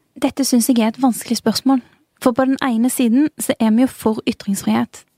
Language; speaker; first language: Norwegian; early bilingual, other home language; Urdu